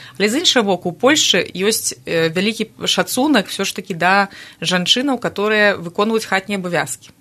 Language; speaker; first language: Belarusian; native; Belarusian